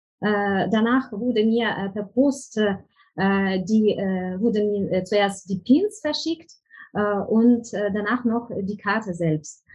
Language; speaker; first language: German; non-native, fluent; Ukrainian